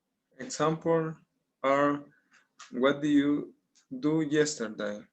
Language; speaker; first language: English; non-native, learner; Spanish